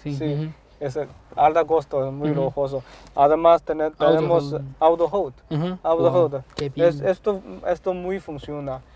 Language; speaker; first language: Spanish; non-native, learner; Chinese